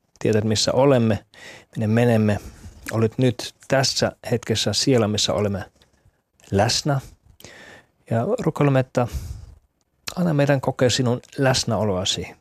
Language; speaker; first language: Finnish; non-native, fluent; German